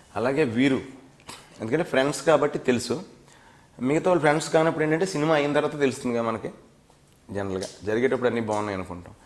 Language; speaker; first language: Telugu; native; Telugu